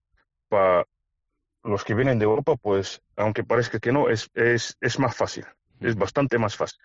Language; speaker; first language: Spanish; non-native, fluent; Bulgarian